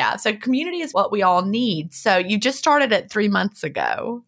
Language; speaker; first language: English; native; English